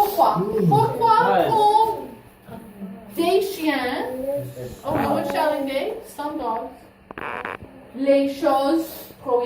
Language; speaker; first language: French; non-native, fluent; English